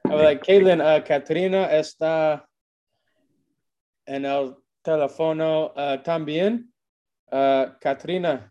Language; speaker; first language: Spanish; non-native, learner; English